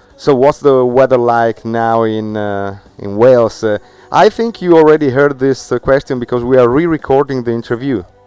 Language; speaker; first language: English; non-native, fluent; Italian